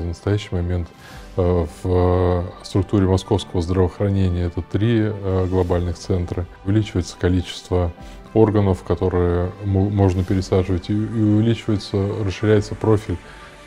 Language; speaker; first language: Russian; native; Russian